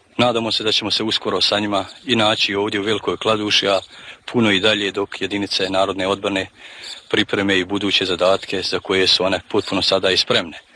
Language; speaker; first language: Bosnian; native; Bosnian